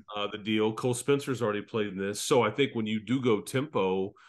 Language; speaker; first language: English; native; English